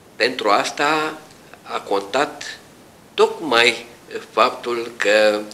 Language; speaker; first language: Romanian; native; Romanian